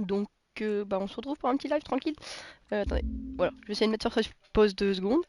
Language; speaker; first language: French; native; French